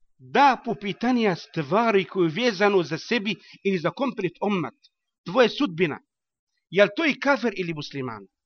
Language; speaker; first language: Bosnian; non-native, learner; Arabic